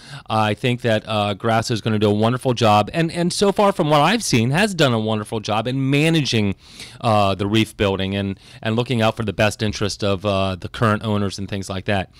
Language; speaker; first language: English; native; English